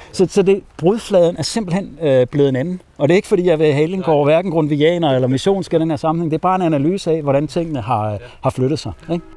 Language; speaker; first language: Danish; native; Danish